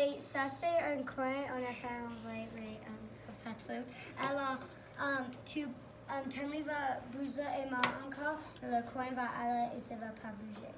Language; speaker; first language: French; non-native, learner; English